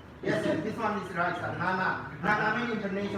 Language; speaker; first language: English; non-native, learner; Burmese